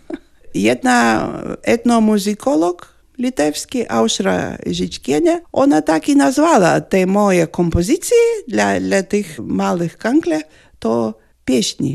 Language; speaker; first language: Polish; non-native, fluent; Lithuanian